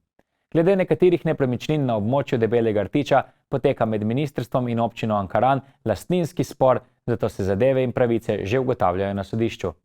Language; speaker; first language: Slovenian; native; Slovenian